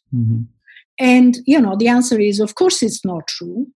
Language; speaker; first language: English; non-native, fluent; Italian